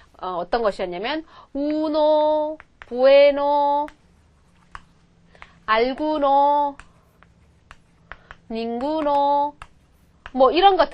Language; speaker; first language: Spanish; non-native, fluent; Korean